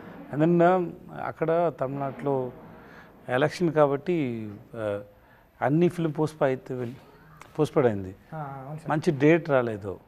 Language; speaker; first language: Telugu; non-native, learner; Tamil